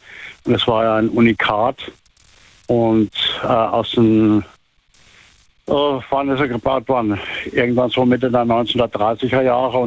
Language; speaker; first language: German; native; German